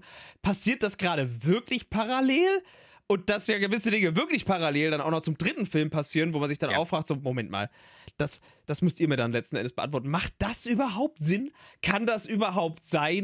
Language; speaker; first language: German; native; German